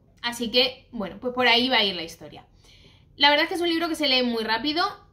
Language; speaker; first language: Spanish; native; Spanish